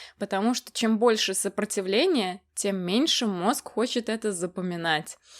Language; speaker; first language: Russian; native; Russian